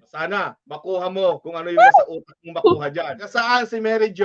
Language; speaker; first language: Filipino; native; Filipino